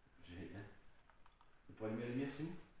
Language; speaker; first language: French; native; French